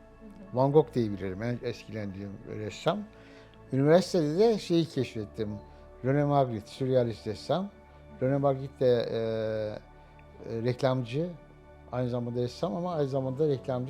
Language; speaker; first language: Turkish; native; Turkish